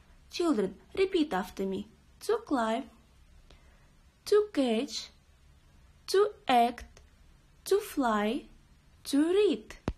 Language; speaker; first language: English; non-native, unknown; Kazakh